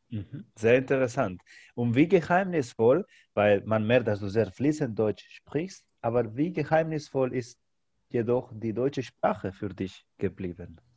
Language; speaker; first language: German; non-native, fluent; Spanish